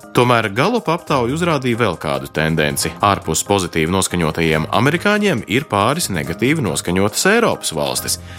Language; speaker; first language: Latvian; early bilingual, heritage; Latvian